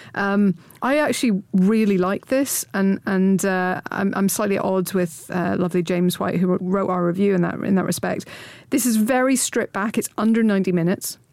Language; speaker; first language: English; native; English